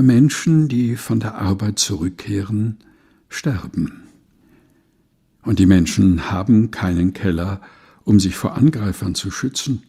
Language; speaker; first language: German; non-native, fluent; Portuguese